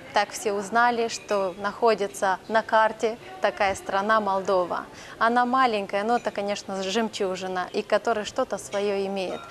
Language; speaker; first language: Russian; non-native, local second language; Romanian